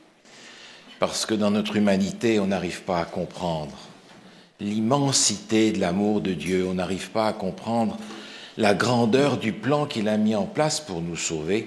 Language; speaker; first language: French; native; French